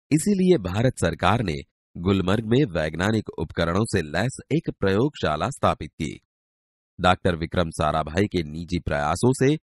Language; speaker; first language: Hindi; non-native, local second language; Gujarati